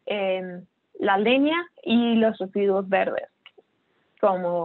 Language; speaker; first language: Spanish; native; Spanish